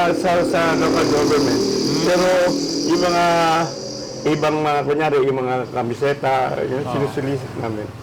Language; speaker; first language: Filipino; non-native, local second language; Aklanon